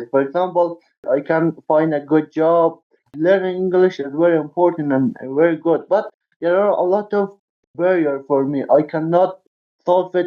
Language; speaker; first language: English; non-native, learner; Persian